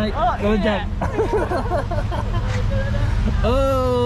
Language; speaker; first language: Japanese; non-native, learner; Filipino